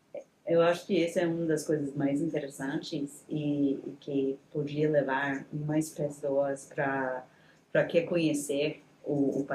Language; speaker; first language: Portuguese; non-native, fluent; English